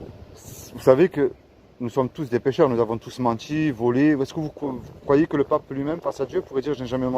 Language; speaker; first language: French; native; French